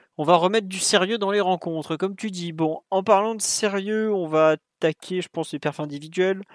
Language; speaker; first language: French; native; French